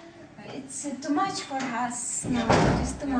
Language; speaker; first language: English; non-native, learner; Arabic